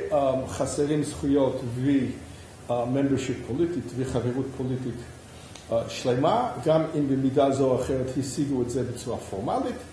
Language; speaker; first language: Hebrew; non-native, fluent; English